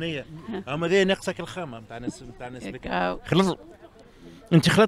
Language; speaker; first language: Arabic; native; Arabic